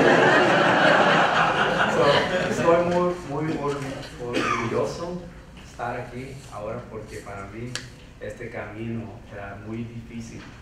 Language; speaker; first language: Spanish; early bilingual, heritage; Spanish